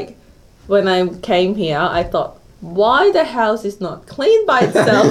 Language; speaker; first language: English; non-native, local second language; Cantonese